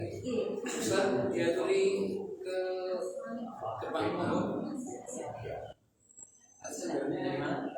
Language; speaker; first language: Indonesian; native; Indonesian